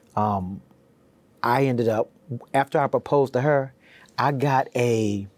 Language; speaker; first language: English; native; English